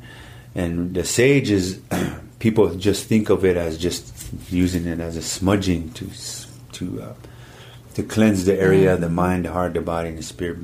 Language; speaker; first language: English; native; English